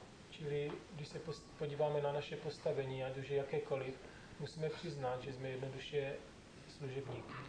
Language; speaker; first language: Czech; native; Czech